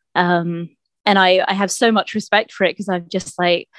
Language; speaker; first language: English; native; English